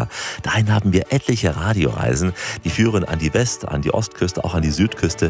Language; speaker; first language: German; native; German